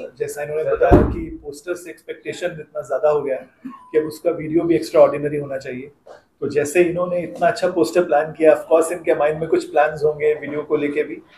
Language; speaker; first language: Hindi; native; Hindi